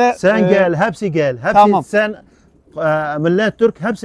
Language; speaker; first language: Turkish; non-native, learner; Arabic